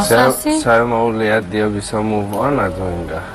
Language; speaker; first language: Indonesian; non-native, learner; Persian